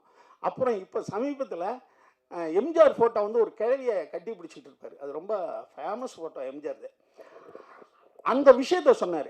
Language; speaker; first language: Tamil; native; Tamil